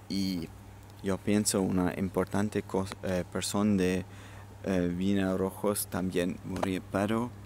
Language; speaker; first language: Spanish; non-native, learner; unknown